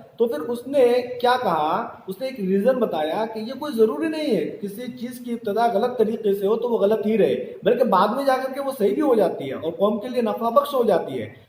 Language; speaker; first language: Urdu; native; Urdu